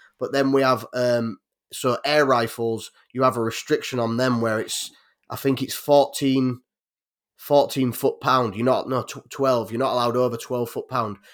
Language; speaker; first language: English; native; English